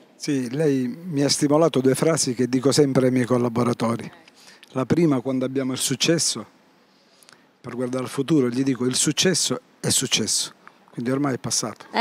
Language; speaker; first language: Italian; native; Italian